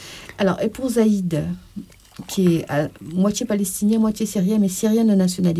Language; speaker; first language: French; native; French